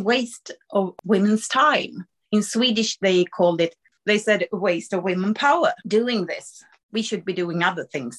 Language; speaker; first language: English; non-native, fluent; Swedish